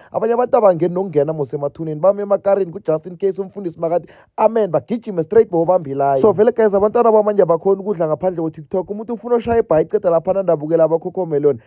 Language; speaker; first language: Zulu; native; Zulu